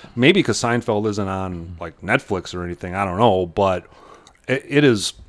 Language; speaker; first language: English; native; English